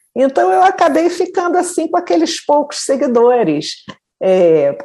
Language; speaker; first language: Portuguese; native; Portuguese